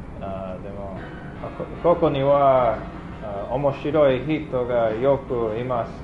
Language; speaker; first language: Japanese; non-native, learner; English